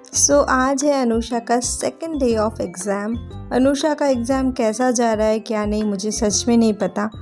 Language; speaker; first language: Hindi; native; Hindi